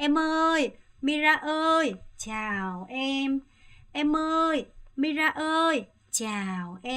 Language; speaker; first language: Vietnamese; non-native, fluent; Korean